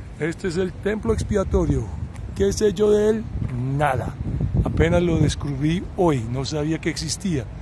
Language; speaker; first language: Spanish; early bilingual, heritage; Spanish